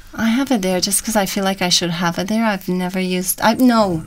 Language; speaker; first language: English; non-native, fluent; Romanian